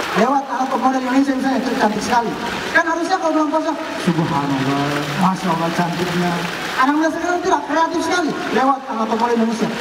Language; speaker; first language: Indonesian; non-native, local second language; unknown